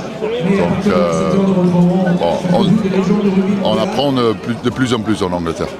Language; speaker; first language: French; non-native, fluent; English